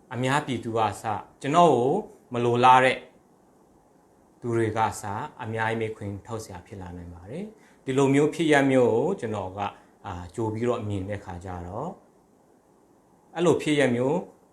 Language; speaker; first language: Burmese; non-native, local second language; Hakha Chin